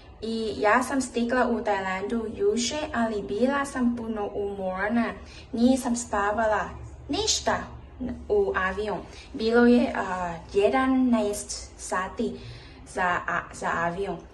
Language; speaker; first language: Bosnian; early bilingual, heritage; Bosnian